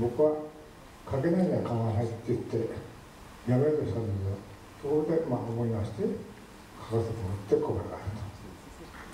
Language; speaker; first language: Japanese; native; Japanese